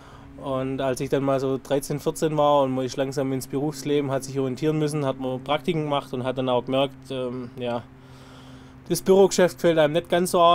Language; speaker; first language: German; native; German